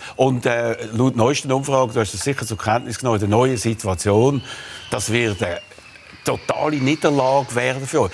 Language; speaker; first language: German; native; German